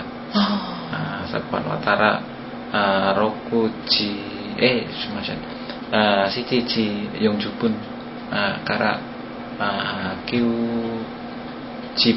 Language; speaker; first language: Japanese; non-native, learner; Indonesian